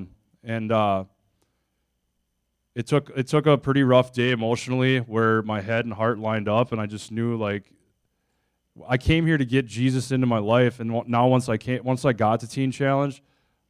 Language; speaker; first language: English; native; English